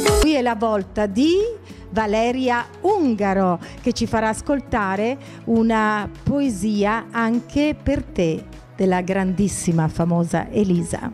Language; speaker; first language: Italian; native; Italian